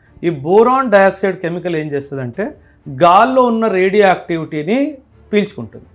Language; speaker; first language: Telugu; non-native, local second language; Punjabi